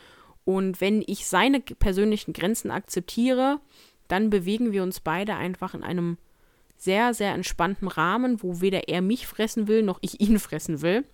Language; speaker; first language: German; native; German